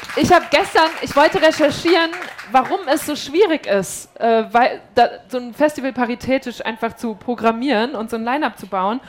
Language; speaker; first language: German; native; German